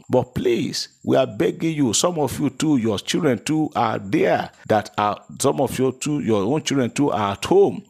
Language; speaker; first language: English; non-native, local second language; Yoruba